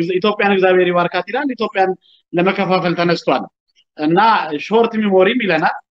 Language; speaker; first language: Amharic; native; Amharic